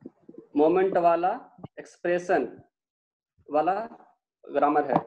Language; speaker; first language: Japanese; non-native, learner; Hindi